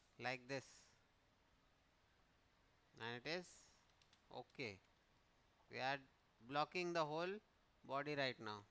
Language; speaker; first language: English; non-native, local second language; Hindi